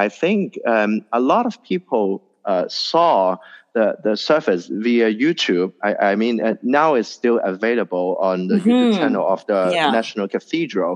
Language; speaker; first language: English; non-native, local second language; Cantonese